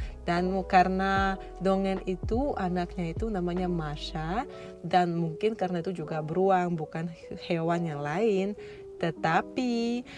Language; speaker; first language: Indonesian; non-native, fluent; Russian